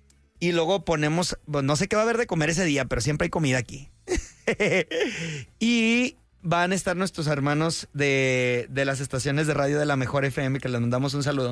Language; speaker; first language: Spanish; native; Spanish